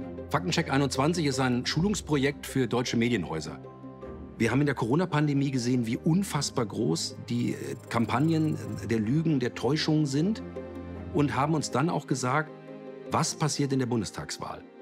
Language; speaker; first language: German; native; German